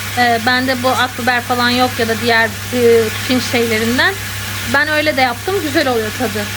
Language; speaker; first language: Turkish; native; Turkish